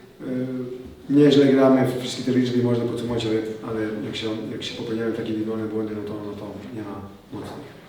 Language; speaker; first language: Polish; non-native, fluent; Serbian